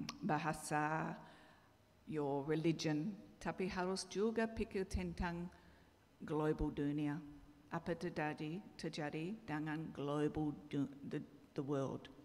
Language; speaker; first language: Indonesian; non-native, learner; English